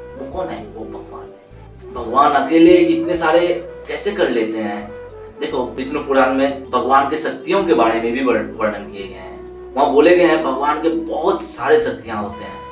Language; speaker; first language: Hindi; non-native, local second language; Bangla